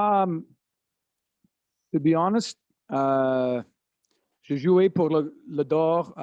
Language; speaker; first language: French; non-native, learner; English